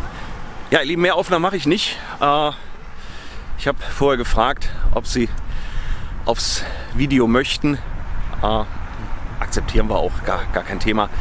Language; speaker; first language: German; native; German